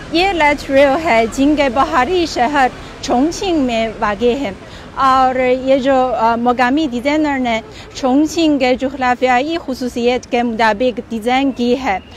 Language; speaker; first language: Urdu; non-native, fluent; Chinese